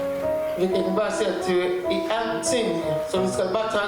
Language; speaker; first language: Danish; non-native, learner; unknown